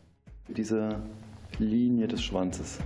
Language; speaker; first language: German; native; German